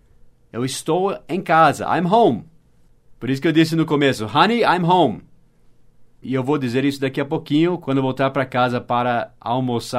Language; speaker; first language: Portuguese; non-native, fluent; English